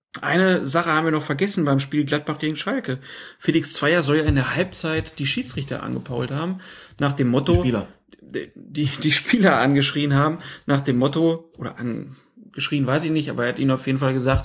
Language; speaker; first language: German; native; German